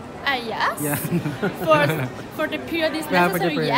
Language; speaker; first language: English; non-native, learner; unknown